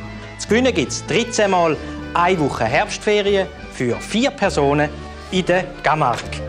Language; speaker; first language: German; native; German